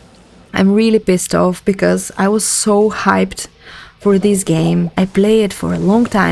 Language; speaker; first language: English; non-native, fluent; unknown